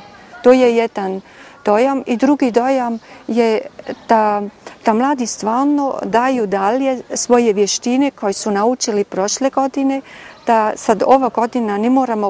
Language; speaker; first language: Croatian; non-native, fluent; German